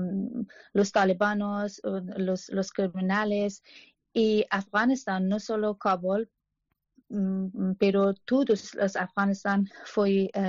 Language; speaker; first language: Spanish; non-native, learner; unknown